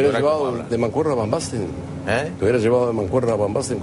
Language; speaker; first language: Spanish; native; Spanish